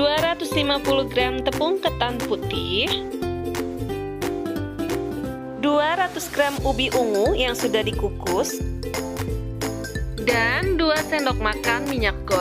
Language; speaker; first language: Indonesian; native; Indonesian